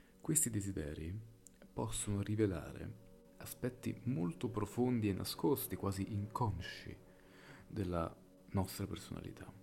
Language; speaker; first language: Italian; native; Italian